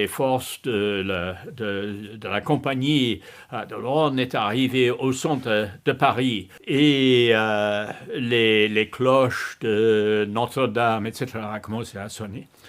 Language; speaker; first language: French; non-native, fluent; English